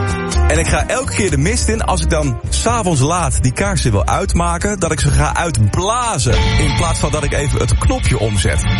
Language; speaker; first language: Dutch; native; Dutch